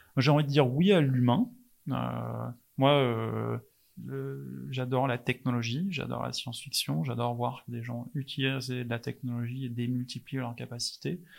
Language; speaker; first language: French; non-native, fluent; English